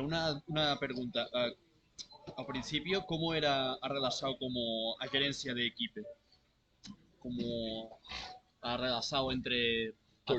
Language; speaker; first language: Portuguese; non-native, learner; Catalan